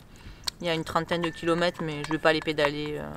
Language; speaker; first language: French; native; French